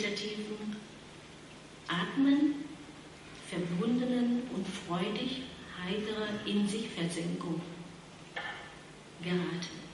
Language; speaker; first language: German; non-native, fluent; Vietnamese